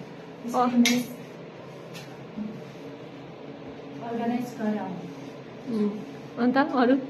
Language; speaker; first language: Hindi; non-native, local second language; Nepali